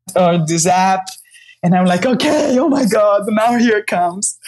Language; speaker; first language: English; non-native, fluent; Portuguese